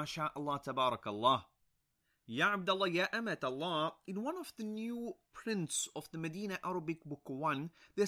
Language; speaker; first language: Arabic; non-native, fluent; English